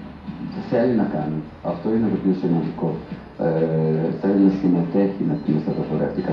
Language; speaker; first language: Greek; non-native, fluent; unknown